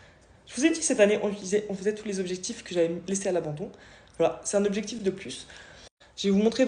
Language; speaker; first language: French; native; French